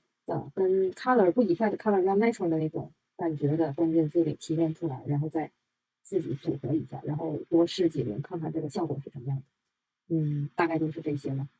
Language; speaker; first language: Chinese; native; Chinese